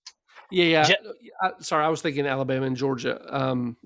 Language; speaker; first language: English; native; English